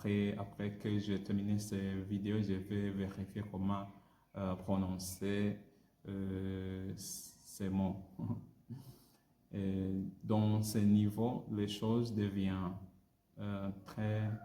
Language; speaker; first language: French; non-native, learner; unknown